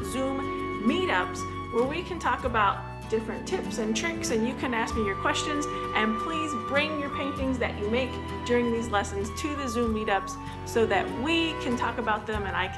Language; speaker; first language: English; native; English